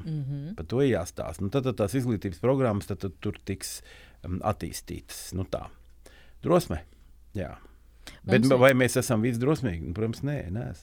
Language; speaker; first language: Latvian; native; Latvian